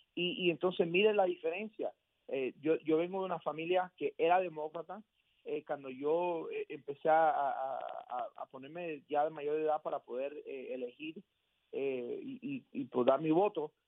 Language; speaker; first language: Spanish; early bilingual, heritage; Spanish